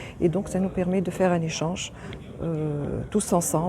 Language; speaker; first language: French; non-native, local second language; Arabic